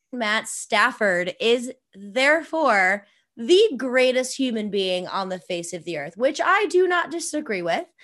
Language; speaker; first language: English; native; English